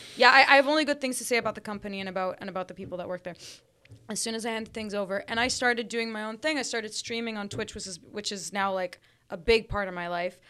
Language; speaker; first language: English; early bilingual, other home language; Arabic